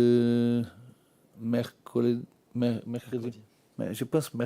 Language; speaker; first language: French; non-native, learner; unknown